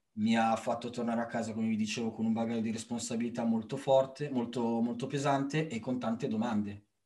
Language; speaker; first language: Italian; early bilingual, other home language; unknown